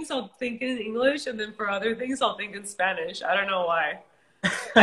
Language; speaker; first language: English; early bilingual, other home language; Spanish